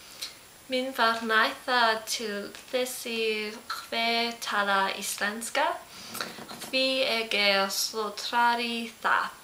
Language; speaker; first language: Icelandic; non-native, learner; English